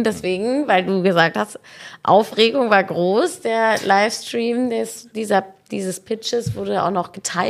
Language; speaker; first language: German; native; German